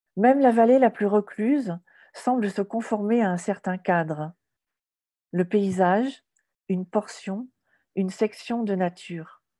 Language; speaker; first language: French; native; French